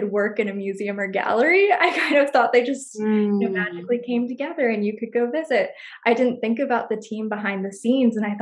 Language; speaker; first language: English; native; English